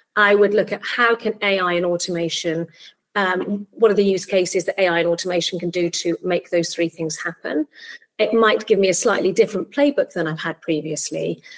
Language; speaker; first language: English; native; English